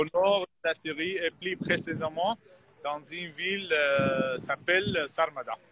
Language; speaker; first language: French; non-native, fluent; Arabic